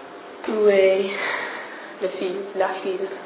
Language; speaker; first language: French; non-native, learner; English